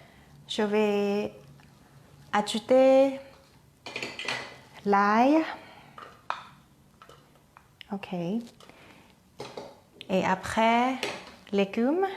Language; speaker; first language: French; non-native, fluent; Thai